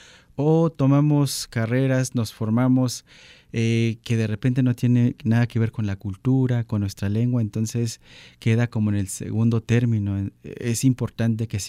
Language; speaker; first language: Spanish; non-native, local second language; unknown